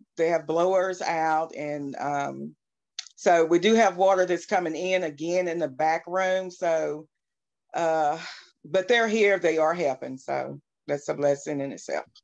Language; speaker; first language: English; native; English